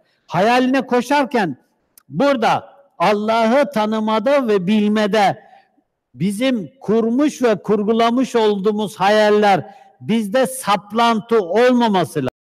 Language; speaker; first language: Turkish; native; Turkish